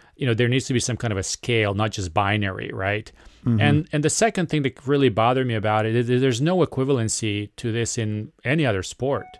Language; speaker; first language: English; non-native, fluent; Serbian